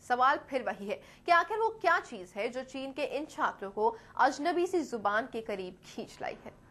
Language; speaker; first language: Hindi; native; Hindi